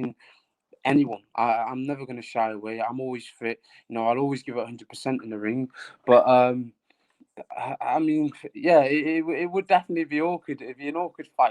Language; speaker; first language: English; native; English